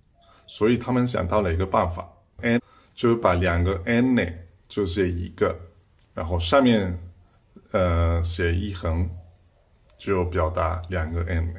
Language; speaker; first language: Chinese; non-native, fluent; Spanish